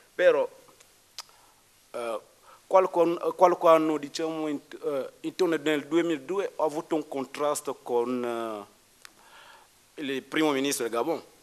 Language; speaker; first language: Italian; non-native, fluent; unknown